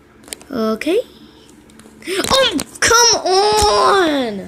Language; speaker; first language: English; native; English